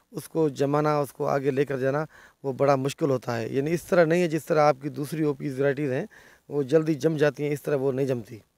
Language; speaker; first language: Urdu; non-native, local second language; Sindhi